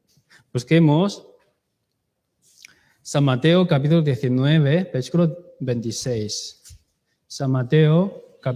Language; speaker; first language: Spanish; non-native, learner; Chinese